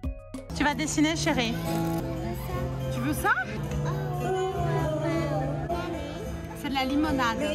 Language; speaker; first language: French; native; French